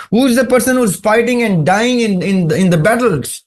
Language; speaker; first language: English; non-native, local second language; Urdu